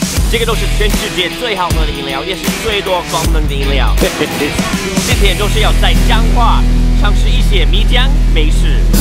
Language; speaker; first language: Chinese; non-native, fluent; English